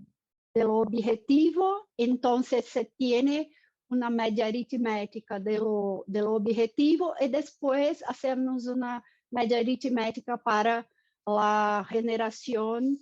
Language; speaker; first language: Spanish; non-native, fluent; Portuguese